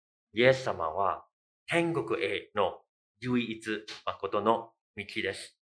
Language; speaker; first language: Japanese; non-native, fluent; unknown